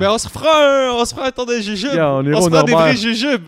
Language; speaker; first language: French; native; French